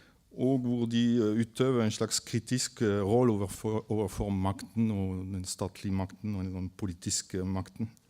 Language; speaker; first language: Norwegian; non-native, fluent; French